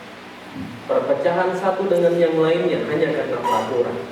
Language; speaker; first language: Indonesian; native; Indonesian